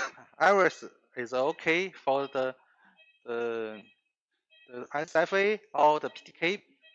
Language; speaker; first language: English; non-native, learner; Chinese